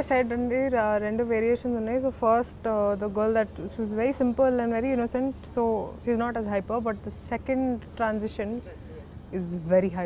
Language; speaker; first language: Telugu; non-native, learner; Hindi